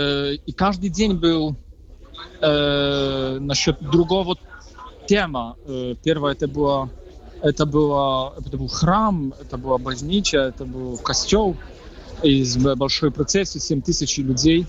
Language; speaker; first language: Russian; non-native, fluent; Polish